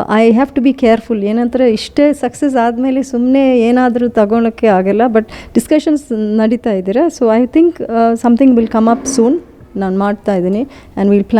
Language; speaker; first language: Kannada; non-native, fluent; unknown